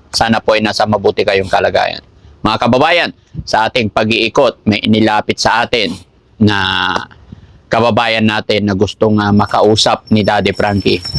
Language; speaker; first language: Filipino; native; Filipino